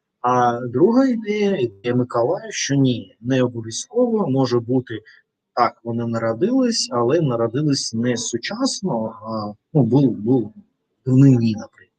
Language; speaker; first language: Ukrainian; non-native, learner; Russian